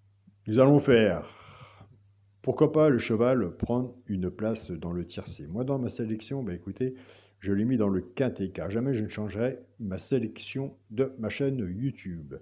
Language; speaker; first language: French; native; French